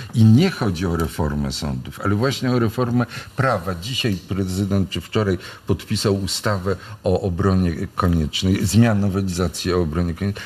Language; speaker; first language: Polish; native; Polish